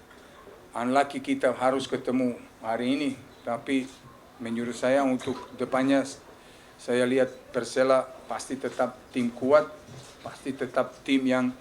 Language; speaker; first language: Indonesian; non-native, fluent; Serbian